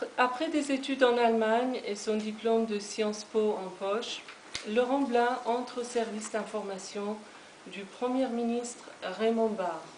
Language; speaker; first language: French; non-native, fluent; Persian